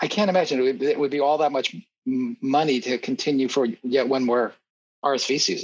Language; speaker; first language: English; native; English